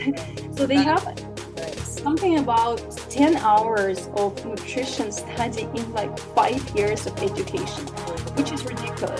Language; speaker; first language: English; non-native, fluent; Ukrainian